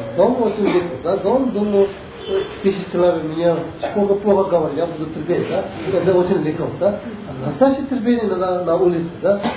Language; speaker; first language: Russian; non-native, learner; Tibetan